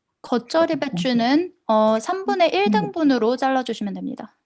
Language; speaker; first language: Korean; native; Korean